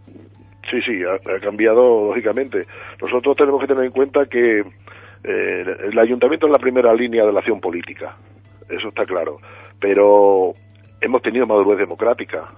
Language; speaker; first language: Spanish; native; Spanish